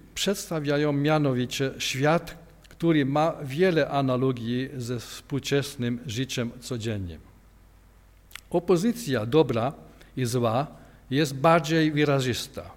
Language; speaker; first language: Polish; non-native, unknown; Hungarian